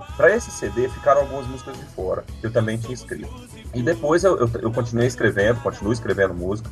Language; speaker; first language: Portuguese; native; Portuguese